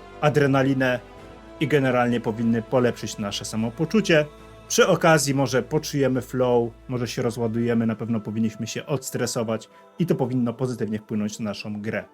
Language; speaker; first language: Polish; native; Polish